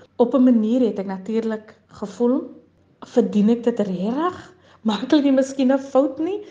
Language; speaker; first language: Afrikaans; native; Afrikaans